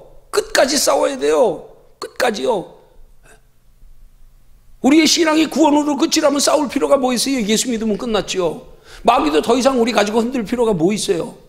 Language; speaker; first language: Korean; native; Korean